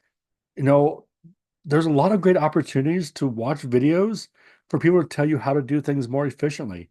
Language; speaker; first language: English; native; English